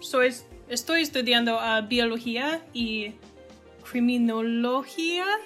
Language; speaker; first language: Spanish; non-native, learner; English